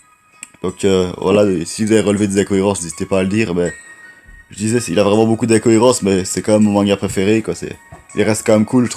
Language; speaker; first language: French; native; French